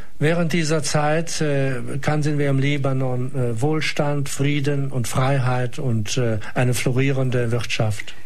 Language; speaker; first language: German; non-native, fluent; Arabic